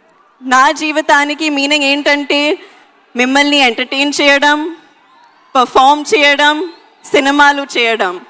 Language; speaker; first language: Telugu; non-native, learner; Hindi